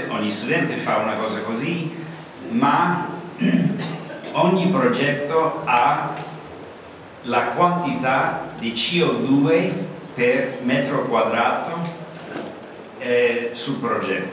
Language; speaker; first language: Italian; non-native, learner; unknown